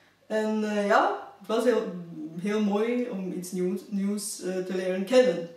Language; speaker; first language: Dutch; non-native, fluent; Bulgarian